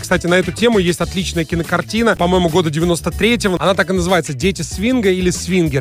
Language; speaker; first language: Russian; native; Russian